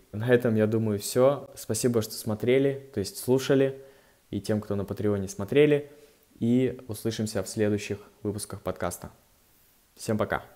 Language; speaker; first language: Russian; native; Russian